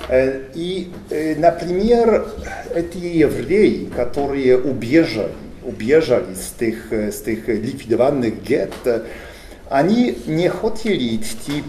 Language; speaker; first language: Russian; non-native, learner; Polish